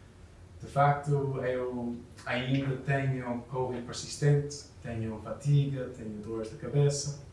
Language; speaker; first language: Portuguese; non-native, learner; English